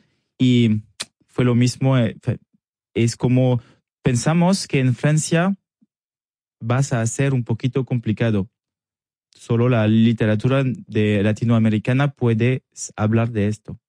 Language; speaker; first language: Spanish; non-native, learner; French